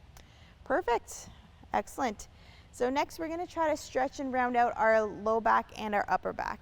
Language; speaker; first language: English; native; English